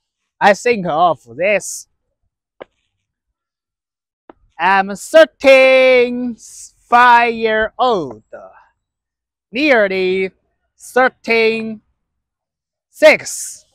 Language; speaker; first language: English; non-native, learner; Chinese